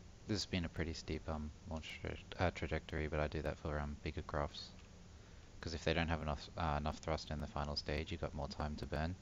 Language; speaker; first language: English; native; English